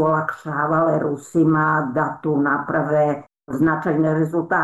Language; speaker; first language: Serbian; native; Serbian